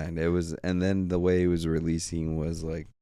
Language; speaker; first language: English; native; English